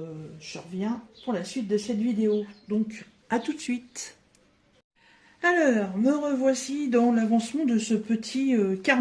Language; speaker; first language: French; native; French